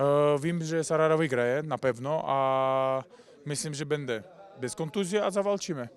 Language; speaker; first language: Polish; non-native, learner; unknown